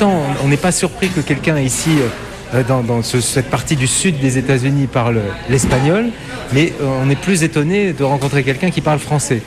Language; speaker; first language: French; native; French